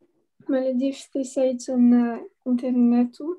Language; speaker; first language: Russian; non-native, learner; French